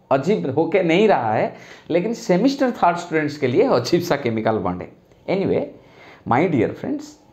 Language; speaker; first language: Hindi; non-native, local second language; Bangla